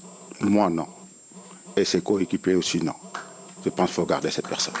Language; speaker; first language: French; non-native, local second language; Wolof